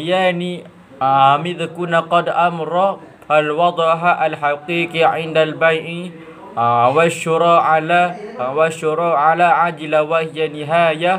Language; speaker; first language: Arabic; non-native, learner; Malay